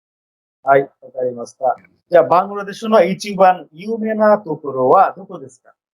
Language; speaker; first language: Japanese; non-native, fluent; Bangla